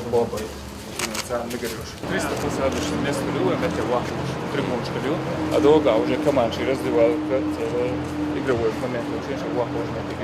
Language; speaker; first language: Russian; non-native, local second language; Chechen